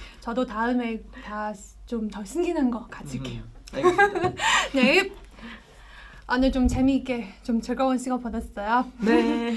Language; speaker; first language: Korean; non-native, learner; Chinese